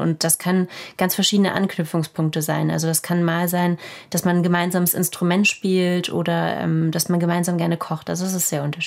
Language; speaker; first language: German; native; German